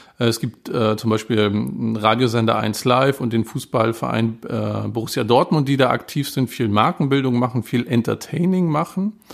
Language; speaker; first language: German; native; German